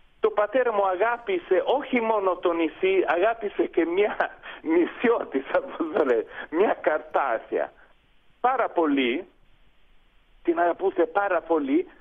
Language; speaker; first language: Greek; non-native, fluent; Italian